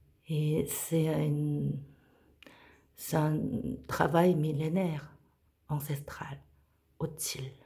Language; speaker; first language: French; non-native, fluent; Korean